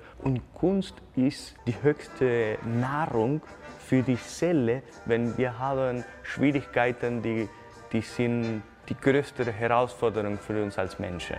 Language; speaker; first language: German; non-native, fluent; Spanish